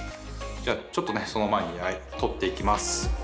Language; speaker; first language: Japanese; native; Japanese